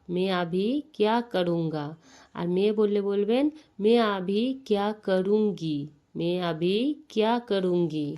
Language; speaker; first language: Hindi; non-native, local second language; Bangla